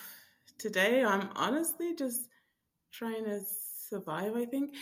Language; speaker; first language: English; native; English